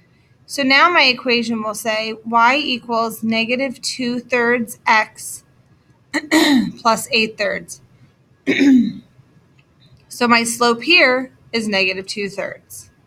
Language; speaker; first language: English; native; English